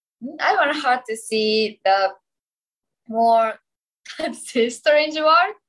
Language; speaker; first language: English; non-native, learner; Japanese